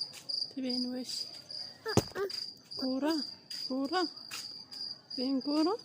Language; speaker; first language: Arabic; non-native, learner; Oromo